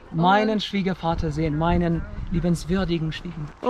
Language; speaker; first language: German; non-native, fluent; Kurdish